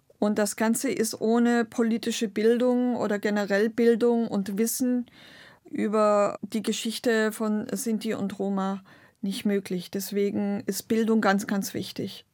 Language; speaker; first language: German; non-native, local second language; Romany